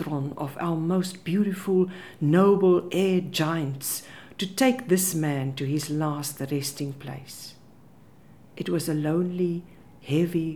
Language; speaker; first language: English; non-native, local second language; Afrikaans